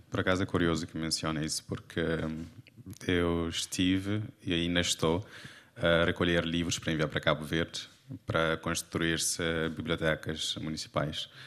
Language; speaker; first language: Portuguese; non-native, local second language; Kabuverdianu